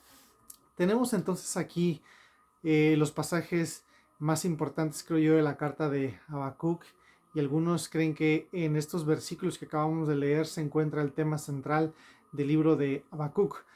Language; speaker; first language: Spanish; native; Spanish